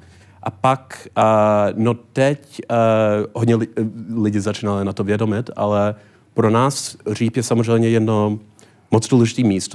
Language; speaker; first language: Czech; non-native, learner; English